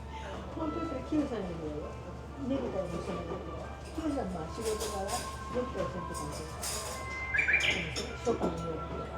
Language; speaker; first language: Japanese; native; Japanese